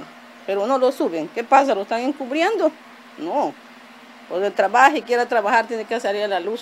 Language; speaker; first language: Spanish; native; Spanish